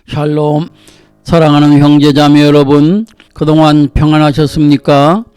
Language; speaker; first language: Korean; native; Korean